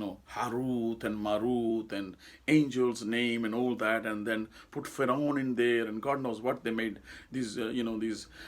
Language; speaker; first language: English; non-native, local second language; Urdu